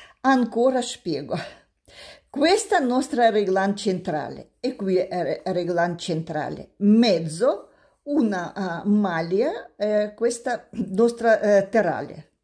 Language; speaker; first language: Italian; non-native, learner; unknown